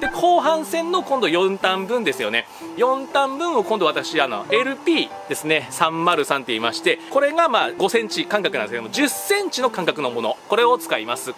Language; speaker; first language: Japanese; native; Japanese